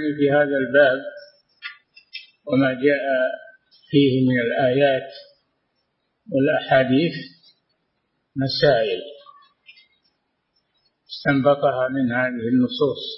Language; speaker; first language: Arabic; native; Arabic